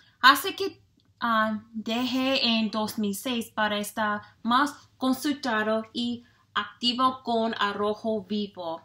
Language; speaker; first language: Spanish; non-native, learner; English